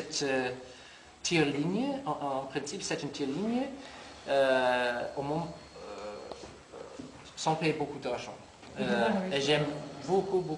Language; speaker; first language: French; non-native, learner; English